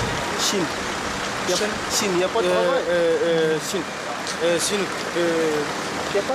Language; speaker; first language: French; non-native, learner; Chinese